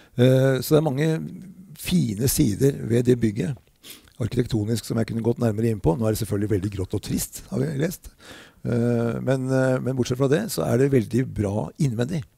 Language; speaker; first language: Norwegian; native; Norwegian